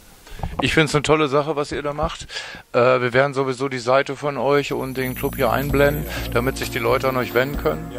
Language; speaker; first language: German; native; German